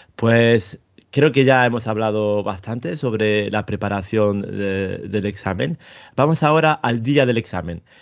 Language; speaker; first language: Spanish; native; Spanish